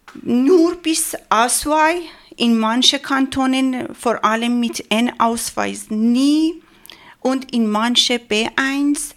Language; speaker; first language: German; non-native, learner; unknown